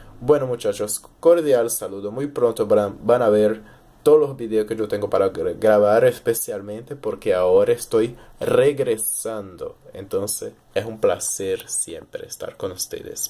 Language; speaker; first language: Spanish; early bilingual, heritage; Portuguese